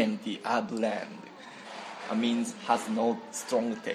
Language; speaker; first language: English; non-native, learner; Japanese